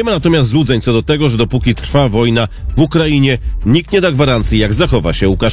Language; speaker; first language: Polish; native; Polish